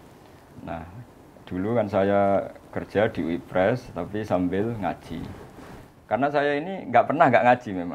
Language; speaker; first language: Indonesian; native; Indonesian